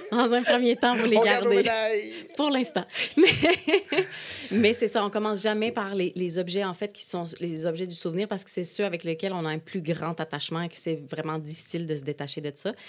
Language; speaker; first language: French; native; French